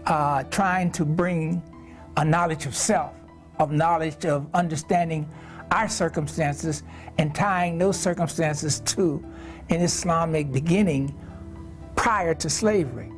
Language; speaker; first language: English; native; English